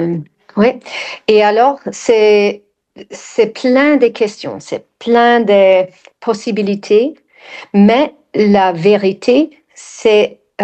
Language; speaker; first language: French; non-native, fluent; English